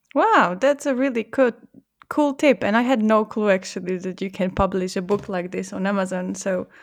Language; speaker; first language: English; non-native, fluent; Czech